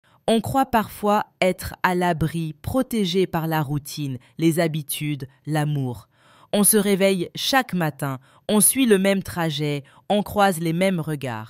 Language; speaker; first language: French; native; French